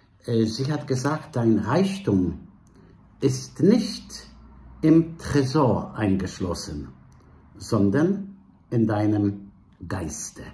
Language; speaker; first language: German; non-native, fluent; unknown